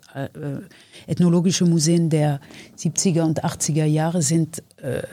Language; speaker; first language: German; non-native, fluent; French